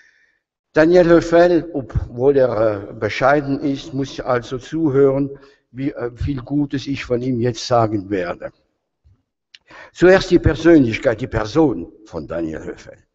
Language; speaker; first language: German; non-native, fluent; French